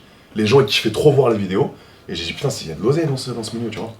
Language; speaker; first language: French; native; French